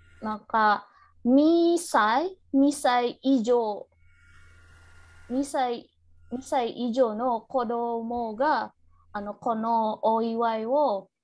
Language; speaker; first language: Japanese; non-native, learner; Indonesian